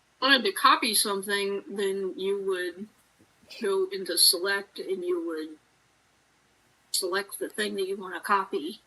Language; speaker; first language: English; native; English